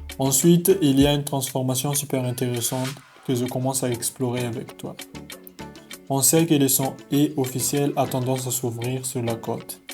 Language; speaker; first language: French; non-native, local second language; Malagasy